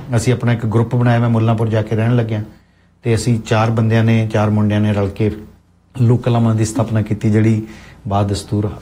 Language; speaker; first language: Punjabi; non-native, local second language; Hindi